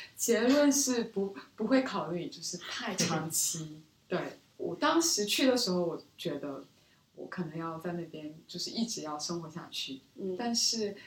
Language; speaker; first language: Chinese; early bilingual, other home language; Korean